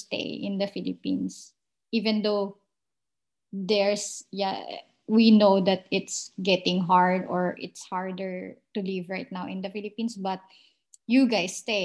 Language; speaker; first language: English; non-native, local second language; Filipino